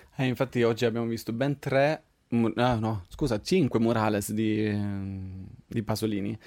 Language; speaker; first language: Italian; non-native, fluent; Swedish